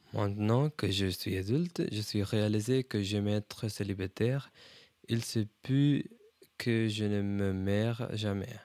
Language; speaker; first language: French; non-native, learner; English